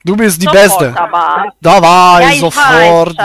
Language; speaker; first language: German; native; German